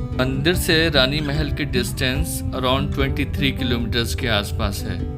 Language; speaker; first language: Hindi; native; Hindi